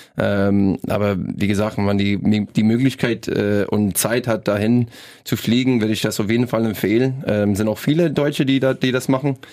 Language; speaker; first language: German; non-native, fluent; English